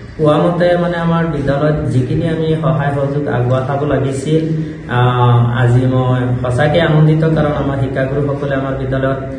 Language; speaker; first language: Assamese; non-native, local second language; Bangla